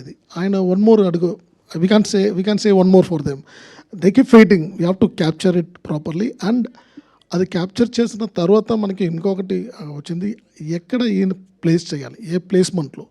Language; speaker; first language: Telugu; non-native, learner; Tamil